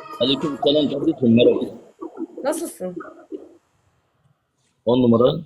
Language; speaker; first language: Turkish; native; Turkish